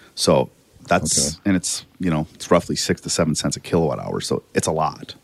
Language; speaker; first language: English; native; English